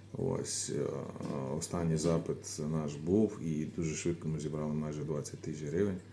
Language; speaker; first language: Ukrainian; native; Ukrainian